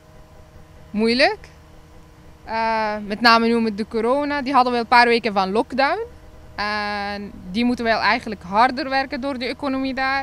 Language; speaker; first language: Dutch; non-native, fluent; Arabic